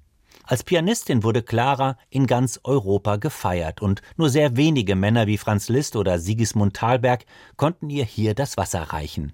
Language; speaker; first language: German; native; German